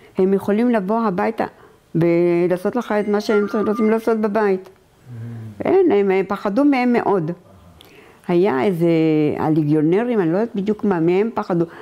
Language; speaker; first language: Hebrew; native; Hebrew